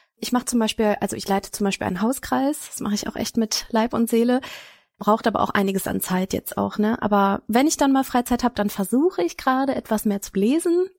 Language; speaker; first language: German; native; German